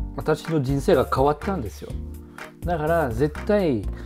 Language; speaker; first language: Japanese; non-native, fluent; French